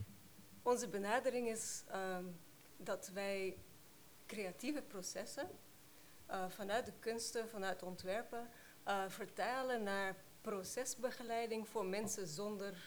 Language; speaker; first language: Dutch; non-native, fluent; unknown